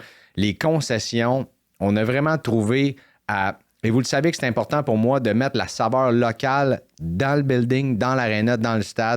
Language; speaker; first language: French; native; French